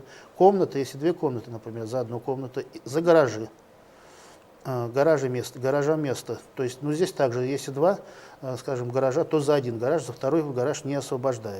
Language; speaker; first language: Russian; native; Russian